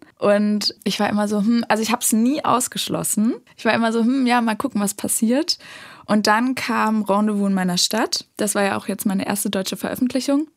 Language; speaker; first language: German; native; German